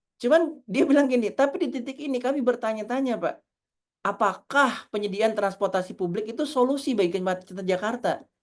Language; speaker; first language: Indonesian; native; Indonesian